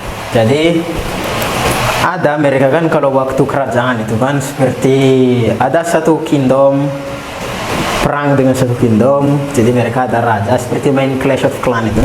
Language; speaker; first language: Indonesian; non-native, fluent; Malagasy